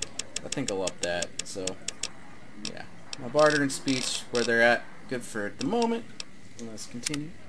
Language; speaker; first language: English; native; English